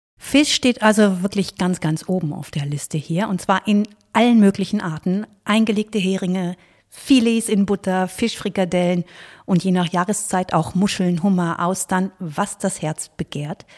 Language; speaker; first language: German; native; German